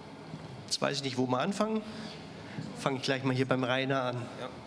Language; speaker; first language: German; native; German